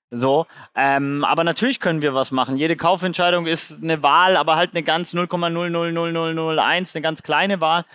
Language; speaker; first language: German; native; German